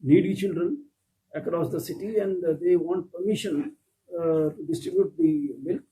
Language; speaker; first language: English; non-native, local second language; Kannada